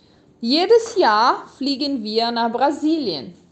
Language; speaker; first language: German; non-native, fluent; Portuguese